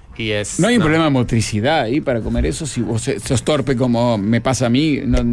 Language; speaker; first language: Spanish; native; Spanish